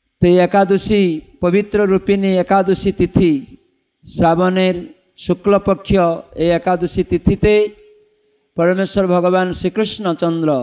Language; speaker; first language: Bangla; non-native, fluent; Odia